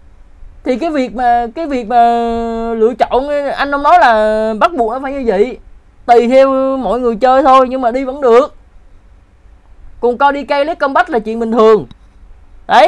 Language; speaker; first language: Vietnamese; native; Vietnamese